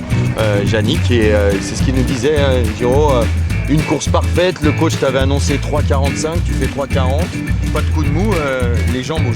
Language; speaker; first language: French; native; French